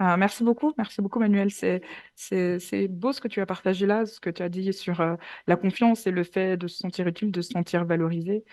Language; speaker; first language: French; native; French